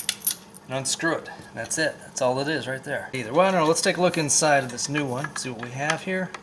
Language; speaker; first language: English; native; English